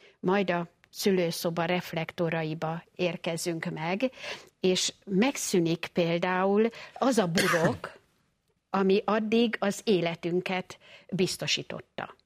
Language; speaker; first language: Hungarian; native; Hungarian